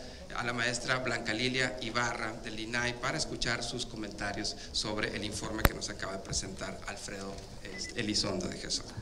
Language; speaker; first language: Spanish; native; Spanish